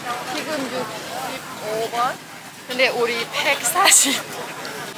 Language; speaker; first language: Korean; non-native, learner; Thai